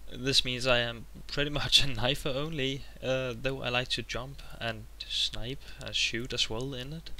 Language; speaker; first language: English; non-native, fluent; Danish